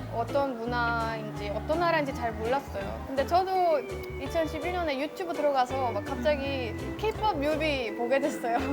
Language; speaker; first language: Korean; non-native, fluent; Estonian